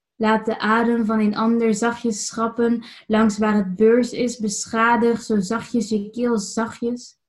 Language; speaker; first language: Dutch; native; Dutch